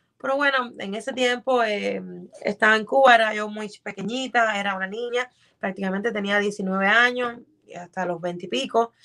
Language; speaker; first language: Spanish; native; Spanish